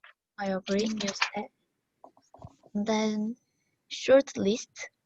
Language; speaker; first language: English; non-native, learner; Korean